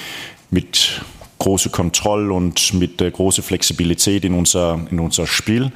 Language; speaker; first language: German; non-native, fluent; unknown